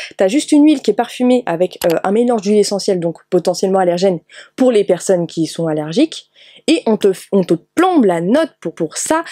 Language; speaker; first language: French; native; French